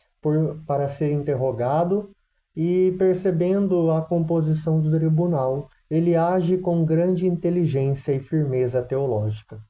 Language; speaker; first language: Portuguese; native; Portuguese